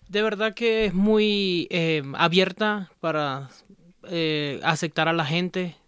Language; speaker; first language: Spanish; native; Spanish